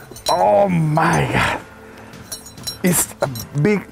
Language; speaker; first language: English; non-native, learner; Spanish